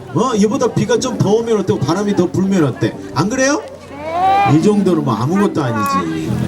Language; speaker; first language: Korean; native; Korean